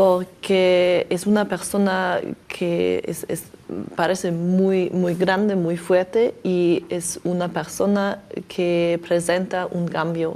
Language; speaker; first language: Spanish; non-native, learner; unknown